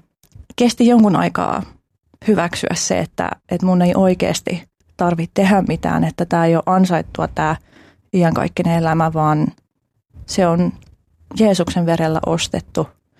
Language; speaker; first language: Finnish; early bilingual, other home language; Albanian